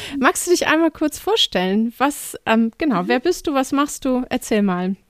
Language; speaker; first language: German; native; German